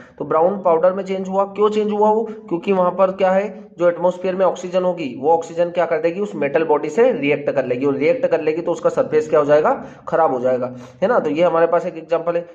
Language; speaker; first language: Hindi; native; Hindi